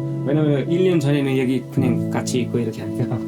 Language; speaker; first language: Korean; non-native, learner; Nepali